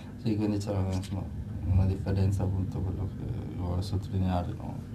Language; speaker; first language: Italian; native; Italian